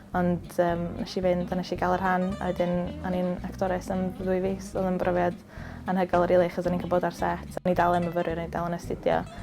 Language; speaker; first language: Welsh; native; Welsh